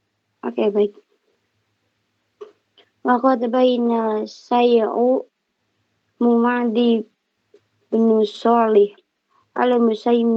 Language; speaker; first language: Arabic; non-native, learner; Indonesian